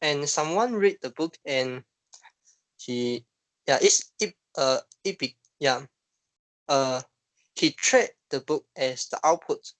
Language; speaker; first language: English; non-native, local second language; Chinese